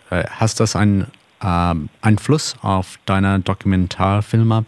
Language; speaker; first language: German; non-native, learner; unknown